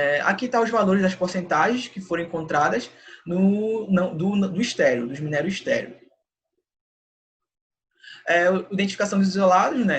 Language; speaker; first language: Portuguese; native; Portuguese